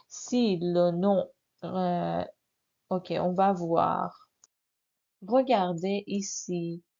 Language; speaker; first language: French; non-native, fluent; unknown